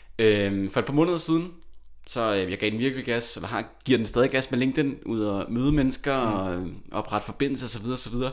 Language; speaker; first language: Danish; native; Danish